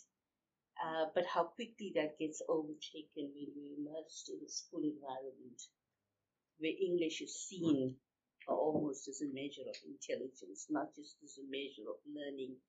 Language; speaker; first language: English; non-native, local second language; Urdu